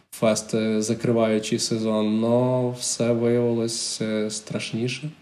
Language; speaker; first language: Ukrainian; native; Ukrainian